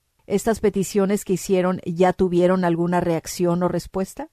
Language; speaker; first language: Spanish; native; Spanish